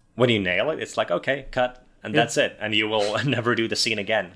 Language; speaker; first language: English; non-native, fluent; Finnish